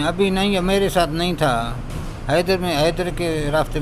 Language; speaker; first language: Hindi; non-native, local second language; Baluchi